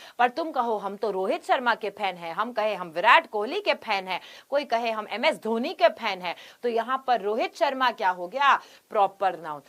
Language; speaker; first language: Hindi; native; Hindi